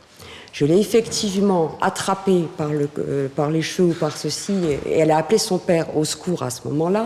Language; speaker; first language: French; native; French